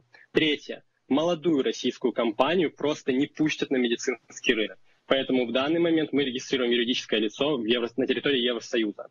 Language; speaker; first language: Russian; native; Russian